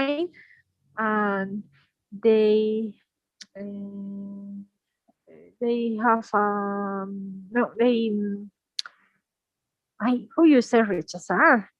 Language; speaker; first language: English; non-native, learner; Spanish